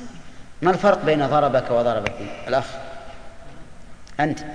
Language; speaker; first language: Arabic; native; Arabic